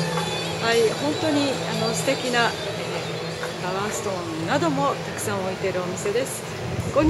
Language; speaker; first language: Japanese; native; Japanese